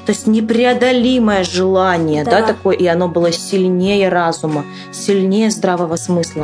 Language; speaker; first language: Russian; native; Russian